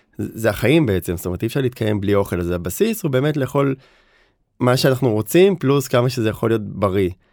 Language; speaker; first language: Hebrew; native; Hebrew